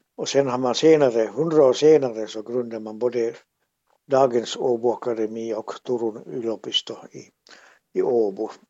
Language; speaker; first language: Swedish; native; Swedish